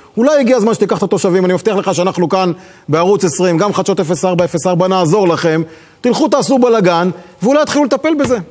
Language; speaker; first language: Hebrew; native; Hebrew